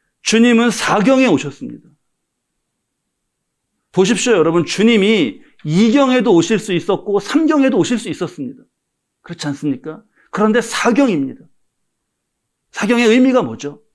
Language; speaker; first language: Korean; native; Korean